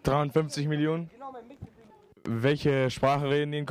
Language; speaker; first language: German; non-native, local second language; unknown